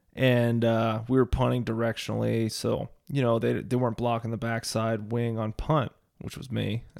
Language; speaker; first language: English; native; English